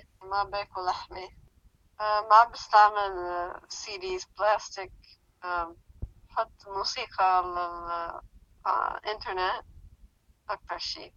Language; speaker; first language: Arabic; early bilingual, heritage; English